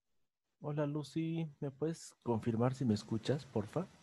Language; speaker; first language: Spanish; native; Spanish